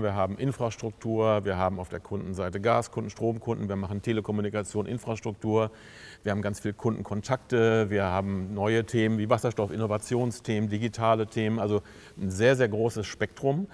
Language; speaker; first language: German; native; German